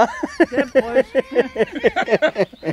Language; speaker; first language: Spanish; non-native, learner; Norwegian